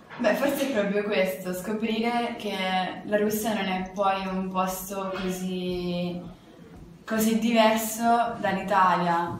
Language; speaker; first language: Italian; native; Italian